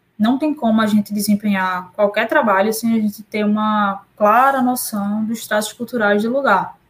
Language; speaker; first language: Portuguese; native; Portuguese